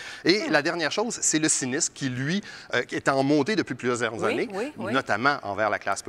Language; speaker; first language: French; native; French